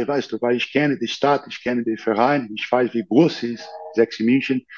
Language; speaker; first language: German; non-native, learner; Portuguese